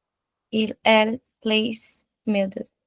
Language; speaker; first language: French; non-native, learner; Portuguese